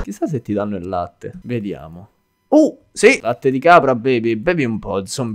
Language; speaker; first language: Italian; native; Italian